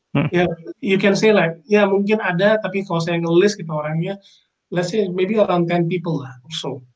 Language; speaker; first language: English; non-native, fluent; Indonesian